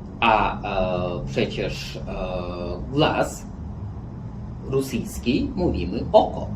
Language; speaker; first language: Polish; non-native, fluent; Belarusian